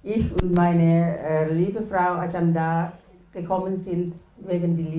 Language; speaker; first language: German; non-native, learner; Thai